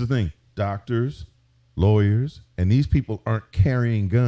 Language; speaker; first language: English; native; English